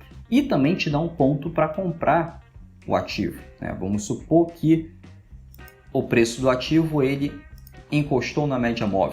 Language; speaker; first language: Portuguese; native; Portuguese